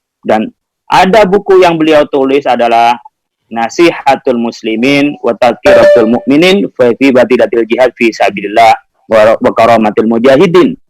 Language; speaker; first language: Indonesian; non-native, local second language; Madurese